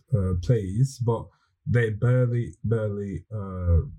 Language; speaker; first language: English; non-native, fluent; French